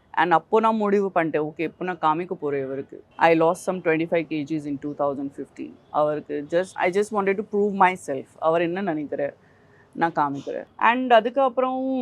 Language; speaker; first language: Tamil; non-native, fluent; Gujarati